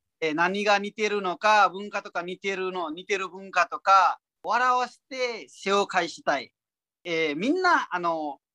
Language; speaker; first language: Japanese; non-native, fluent; Nepali